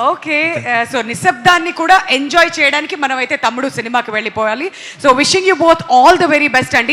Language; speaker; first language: Telugu; native; Telugu